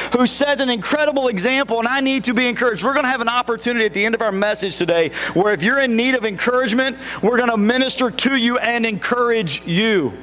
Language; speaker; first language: English; native; English